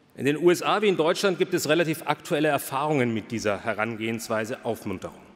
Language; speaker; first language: German; native; German